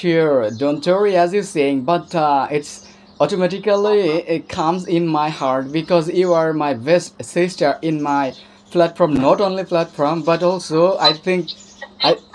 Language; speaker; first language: English; non-native, learner; Bangla